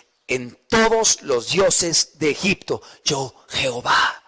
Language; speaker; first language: Spanish; native; Spanish